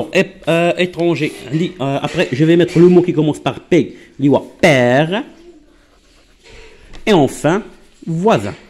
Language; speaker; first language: French; non-native, local second language; Arabic